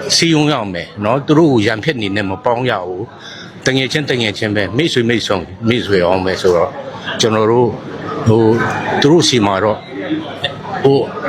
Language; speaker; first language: Burmese; non-native, local second language; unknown